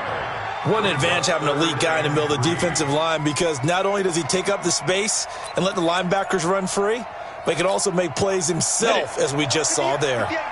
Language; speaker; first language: English; native; English